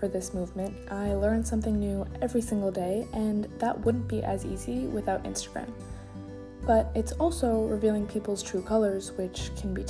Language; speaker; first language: English; native; English